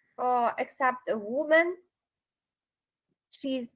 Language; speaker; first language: English; non-native, learner; Yakut